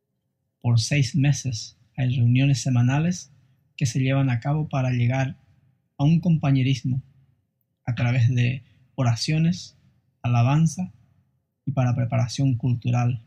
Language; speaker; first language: Spanish; non-native, fluent; English